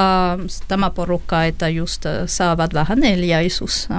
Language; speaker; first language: Finnish; non-native, fluent; French